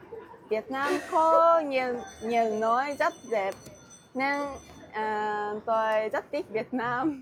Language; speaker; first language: Vietnamese; non-native, learner; Japanese